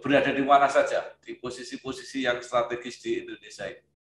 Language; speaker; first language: Indonesian; native; Indonesian